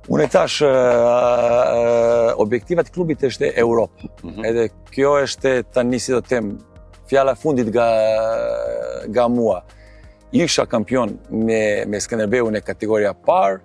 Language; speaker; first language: Albanian; non-native, learner; Serbian